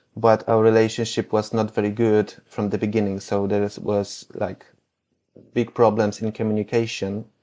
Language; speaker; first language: English; non-native, fluent; Polish